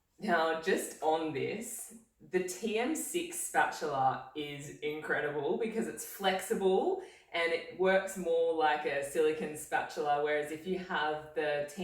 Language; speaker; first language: English; native; English